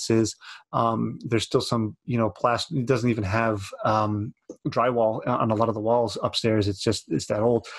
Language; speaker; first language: English; native; English